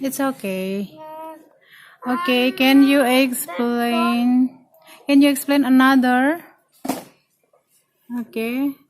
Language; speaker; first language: English; non-native, learner; Indonesian